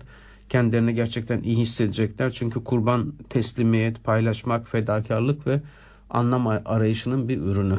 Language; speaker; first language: Turkish; native; Turkish